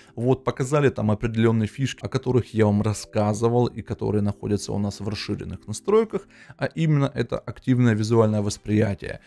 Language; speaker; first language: Russian; native; Russian